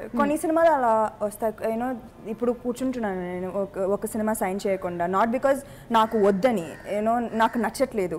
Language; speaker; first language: Telugu; non-native, fluent; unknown